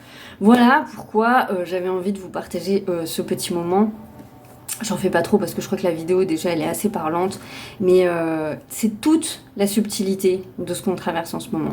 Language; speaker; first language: French; native; French